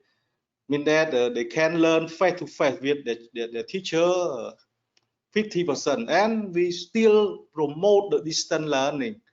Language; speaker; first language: English; non-native, learner; Khmer